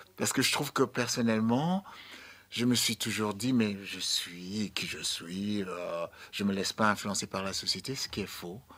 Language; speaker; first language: French; non-native, fluent; English